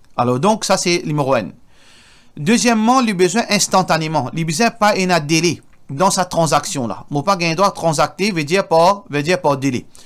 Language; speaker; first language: French; non-native, local second language; Morisyen